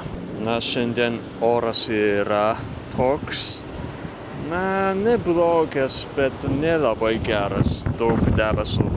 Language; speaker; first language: Lithuanian; non-native, fluent; Japanese